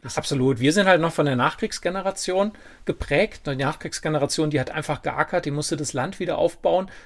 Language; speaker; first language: German; native; German